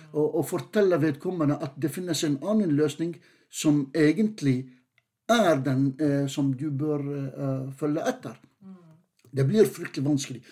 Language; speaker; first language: Norwegian; non-native, fluent; Arabic